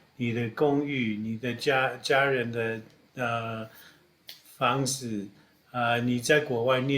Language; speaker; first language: Chinese; non-native, fluent; English